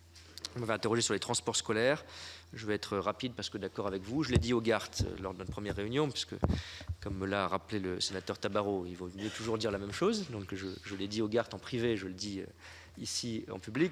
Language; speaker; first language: French; native; French